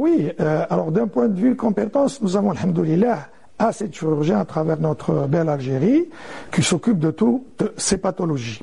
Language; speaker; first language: French; non-native, local second language; Arabic